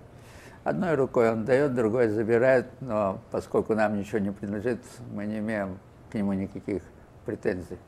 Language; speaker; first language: Russian; native; Russian